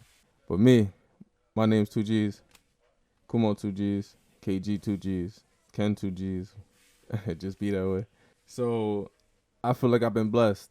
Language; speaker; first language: English; native; English